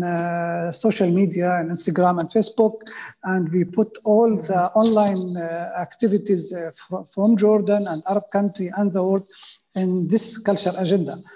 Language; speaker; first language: English; non-native, fluent; Arabic